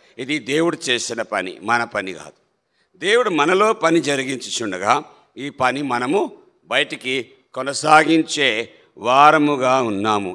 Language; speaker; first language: Telugu; non-native, local second language; Malayalam